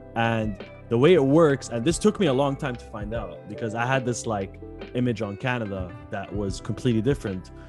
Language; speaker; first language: English; early bilingual, other home language; Arabic